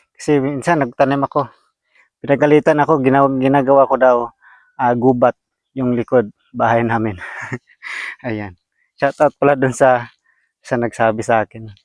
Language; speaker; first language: Filipino; non-native, local second language; Cebuano